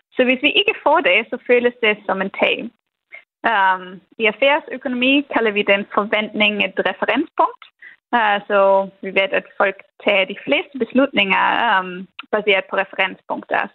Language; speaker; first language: Danish; non-native, fluent; German